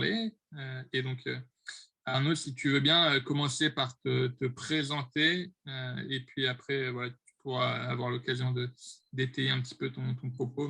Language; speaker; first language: French; native; French